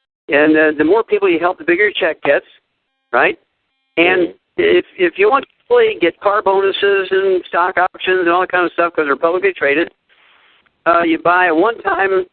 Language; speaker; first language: English; native; English